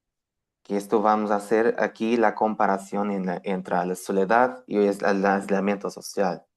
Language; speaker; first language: Spanish; non-native, fluent; Portuguese